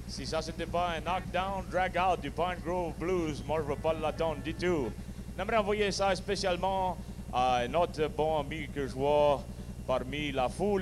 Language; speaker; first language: French; early bilingual, heritage; French